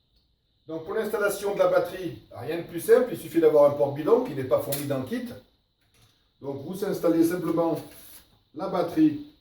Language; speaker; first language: French; native; French